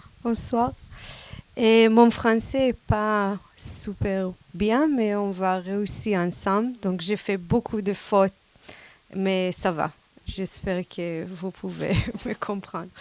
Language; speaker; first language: French; non-native, fluent; Hebrew